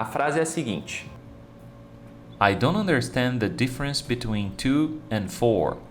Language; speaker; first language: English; non-native, fluent; Portuguese